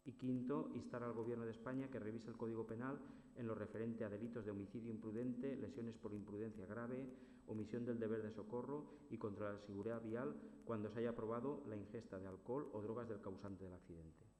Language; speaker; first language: Spanish; non-native, local second language; Catalan